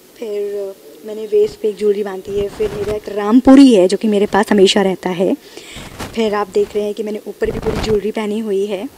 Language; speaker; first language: Hindi; native; Hindi